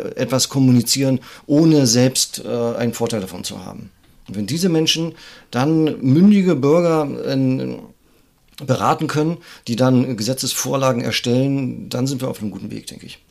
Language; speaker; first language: German; native; German